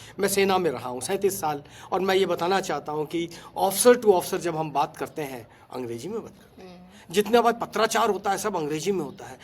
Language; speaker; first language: Hindi; native; Hindi